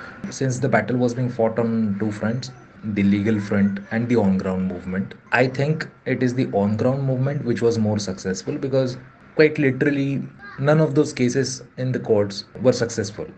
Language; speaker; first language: English; non-native, local second language; Marathi